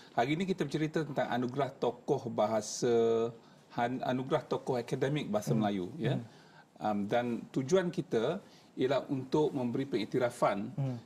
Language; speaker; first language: Malay; native; Malay